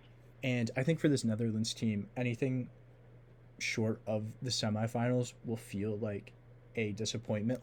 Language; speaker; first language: English; native; English